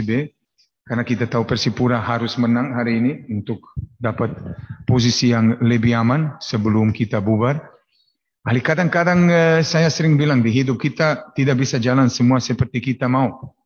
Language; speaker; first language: Indonesian; non-native, fluent; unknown